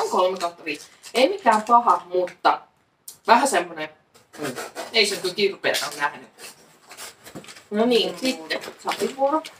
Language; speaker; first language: Finnish; native; Finnish